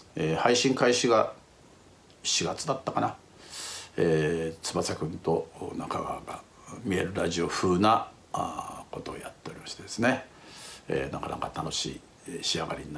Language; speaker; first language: Japanese; native; Japanese